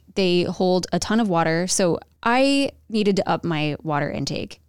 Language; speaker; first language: English; native; English